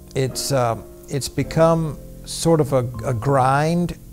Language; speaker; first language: English; native; English